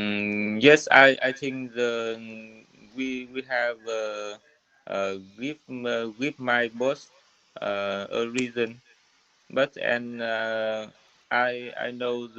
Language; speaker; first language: English; non-native, learner; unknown